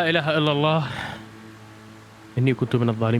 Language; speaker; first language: Arabic; native; Arabic